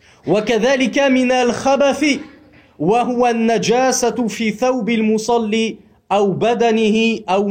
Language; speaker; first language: Arabic; non-native, fluent; French